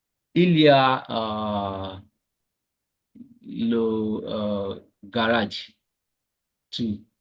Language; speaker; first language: French; non-native, learner; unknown